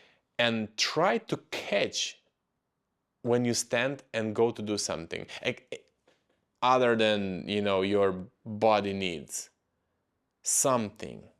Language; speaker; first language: English; non-native, fluent; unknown